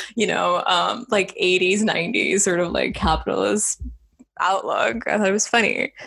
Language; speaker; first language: English; non-native, fluent; Estonian